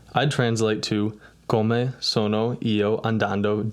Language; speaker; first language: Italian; non-native, learner; English